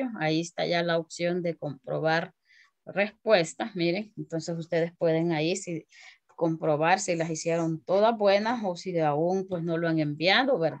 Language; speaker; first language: Spanish; native; Spanish